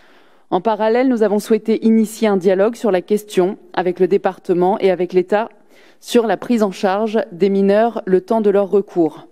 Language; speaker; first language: French; native; French